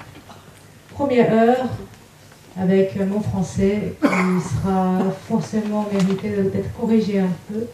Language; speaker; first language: French; non-native, fluent; Chinese